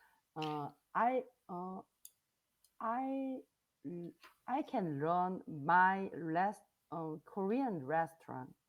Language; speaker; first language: English; non-native, learner; Korean